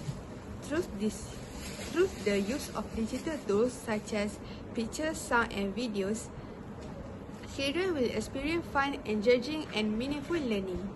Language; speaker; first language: English; non-native, learner; Malay